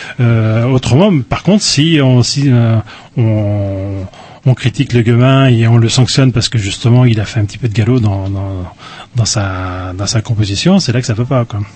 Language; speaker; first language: French; native; French